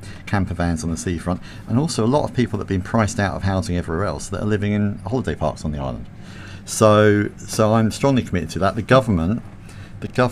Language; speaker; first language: English; native; English